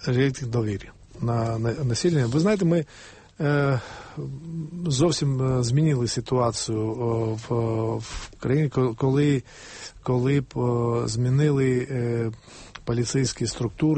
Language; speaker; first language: Ukrainian; non-native, fluent; Georgian